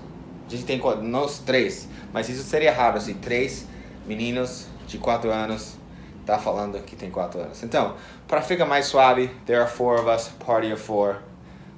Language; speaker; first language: Portuguese; non-native, fluent; English